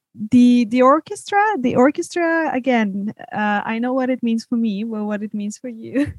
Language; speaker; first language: English; non-native, fluent; Serbian